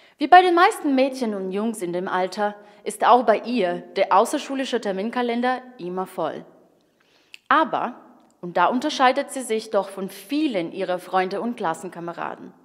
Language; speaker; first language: German; native; German